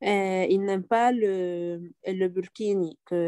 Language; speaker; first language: French; non-native, learner; Arabic